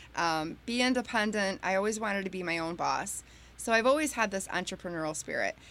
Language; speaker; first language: English; native; English